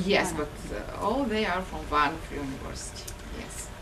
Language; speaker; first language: English; non-native, fluent; Bulgarian